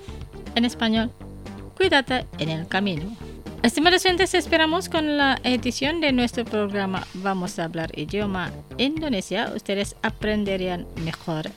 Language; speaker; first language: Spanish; non-native, fluent; Indonesian